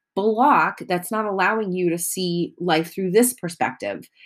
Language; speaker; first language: English; native; English